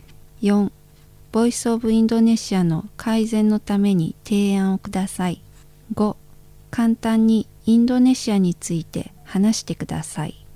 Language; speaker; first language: Japanese; non-native, learner; Indonesian